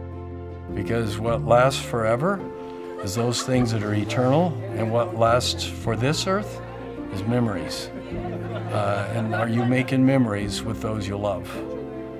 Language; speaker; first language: English; native; English